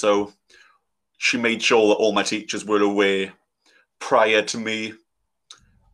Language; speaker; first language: English; native; English